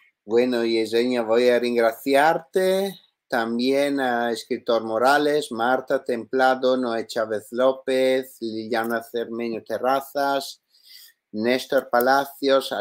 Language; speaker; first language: Spanish; non-native, learner; Italian